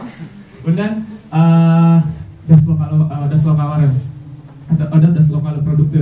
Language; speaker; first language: German; non-native, learner; Indonesian